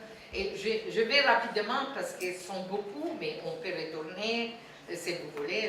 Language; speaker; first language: French; non-native, fluent; Italian